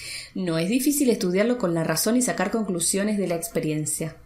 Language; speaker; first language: Spanish; native; Spanish